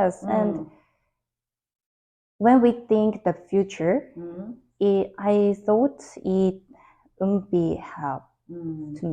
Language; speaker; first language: English; non-native, learner; Korean